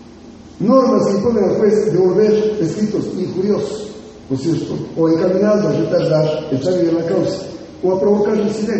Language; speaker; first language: Spanish; native; Spanish